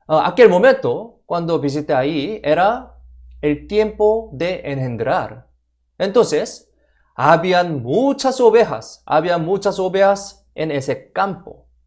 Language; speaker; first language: Spanish; non-native, fluent; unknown